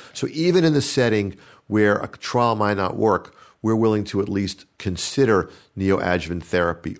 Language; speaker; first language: English; native; English